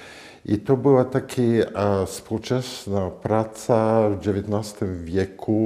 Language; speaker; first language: Polish; non-native, fluent; Latvian